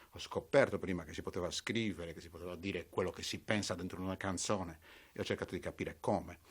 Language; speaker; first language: Italian; native; Italian